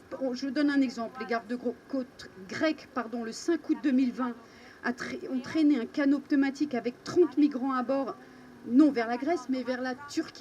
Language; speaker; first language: French; native; French